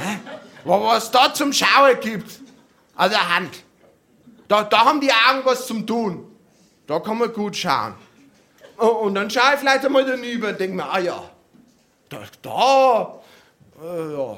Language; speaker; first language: German; native; German